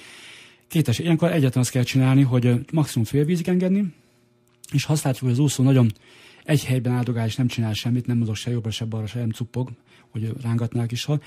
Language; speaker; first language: Hungarian; native; Hungarian